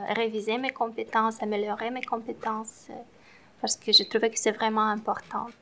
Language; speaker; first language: French; non-native, fluent; Romanian